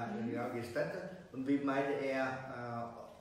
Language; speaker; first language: German; non-native, learner; Vietnamese